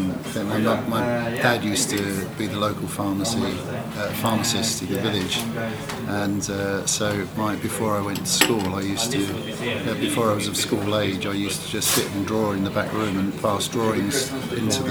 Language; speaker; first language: English; native; English